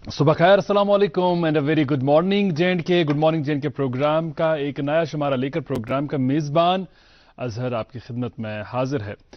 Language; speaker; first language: Hindi; non-native, local second language; Kashmiri